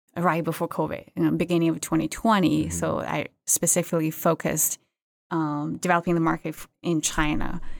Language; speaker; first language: English; non-native, fluent; Chinese